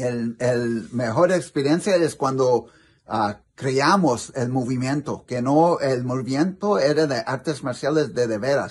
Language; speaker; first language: Spanish; non-native, learner; English